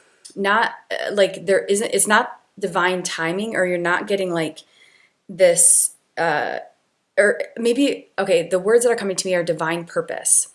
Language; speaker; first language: English; native; English